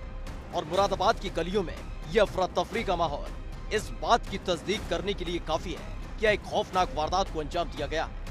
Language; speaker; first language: Hindi; native; Hindi